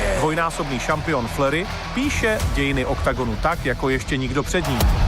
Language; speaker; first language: Czech; native; Czech